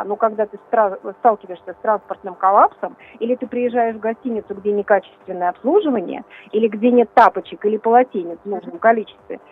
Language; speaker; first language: Russian; native; Russian